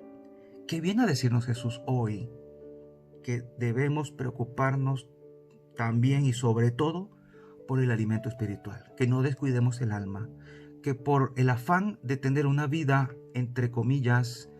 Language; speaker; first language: Spanish; native; Spanish